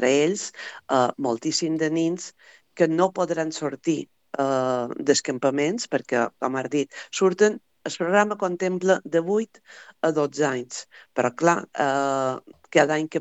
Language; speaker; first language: Catalan; native; Catalan